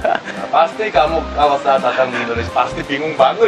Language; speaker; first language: Indonesian; non-native, fluent; Korean